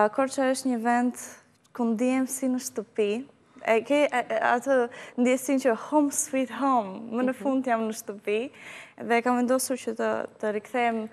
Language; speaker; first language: Albanian; early bilingual, heritage; Albanian